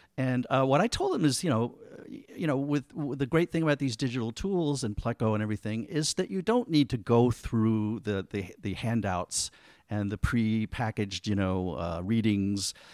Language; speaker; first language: English; native; English